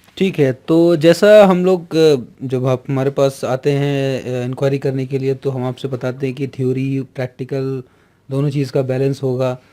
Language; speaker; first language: Hindi; native; Hindi